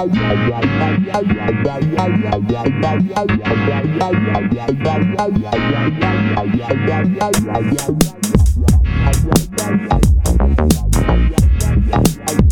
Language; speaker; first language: English; non-native, fluent; Italian